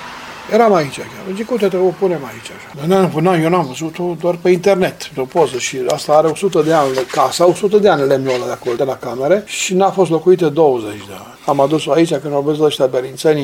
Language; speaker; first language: Romanian; native; Romanian